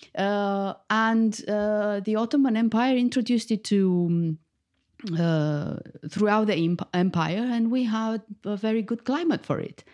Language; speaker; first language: English; non-native, fluent; Romanian